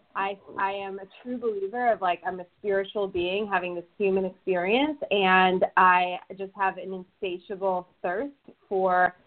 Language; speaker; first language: English; native; English